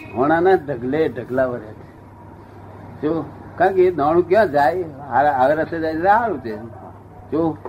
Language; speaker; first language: Gujarati; native; Gujarati